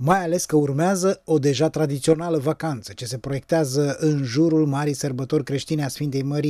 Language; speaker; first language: Romanian; native; Romanian